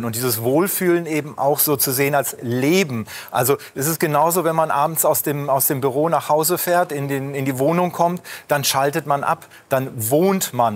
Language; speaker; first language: German; native; German